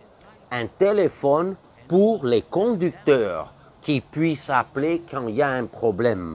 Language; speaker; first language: French; non-native, fluent; English